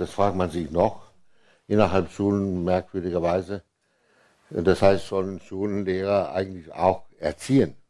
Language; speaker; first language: German; non-native, fluent; Danish